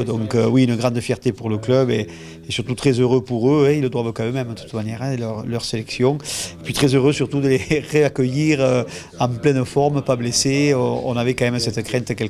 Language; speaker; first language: French; native; French